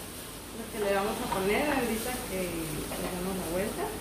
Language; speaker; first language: Spanish; native; Spanish